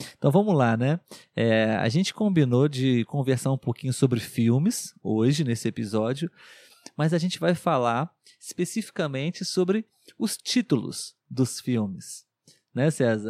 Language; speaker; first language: Portuguese; native; Portuguese